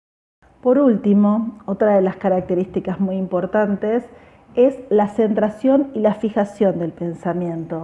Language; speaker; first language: Spanish; native; Spanish